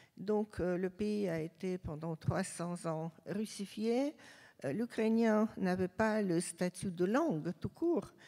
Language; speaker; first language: French; non-native, fluent; Russian